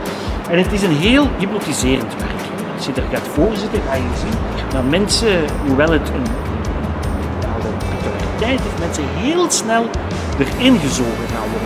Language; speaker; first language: Dutch; native; Dutch